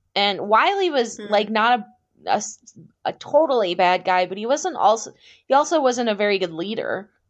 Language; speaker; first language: English; native; English